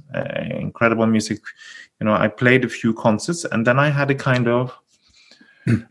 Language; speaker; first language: English; non-native, fluent; Norwegian